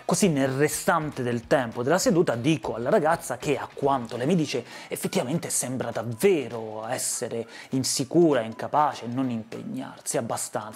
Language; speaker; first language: Italian; native; Italian